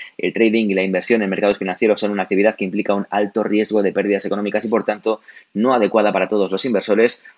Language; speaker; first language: Spanish; native; Spanish